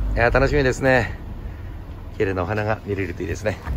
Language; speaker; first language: Japanese; native; Japanese